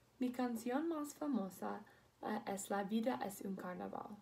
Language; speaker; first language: Spanish; non-native, learner; English